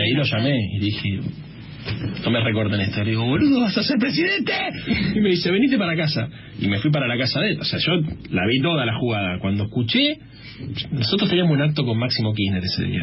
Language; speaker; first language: Spanish; native; Spanish